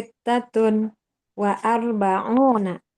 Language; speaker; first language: Arabic; non-native, learner; Indonesian